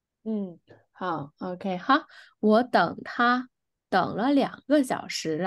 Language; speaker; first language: Chinese; non-native, fluent; Vietnamese